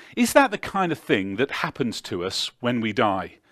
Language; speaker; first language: English; native; English